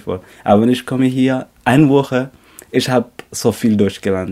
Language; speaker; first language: German; non-native, learner; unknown